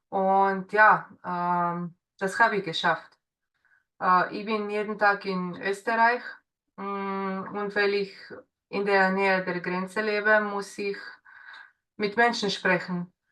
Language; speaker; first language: German; non-native, learner; Slovenian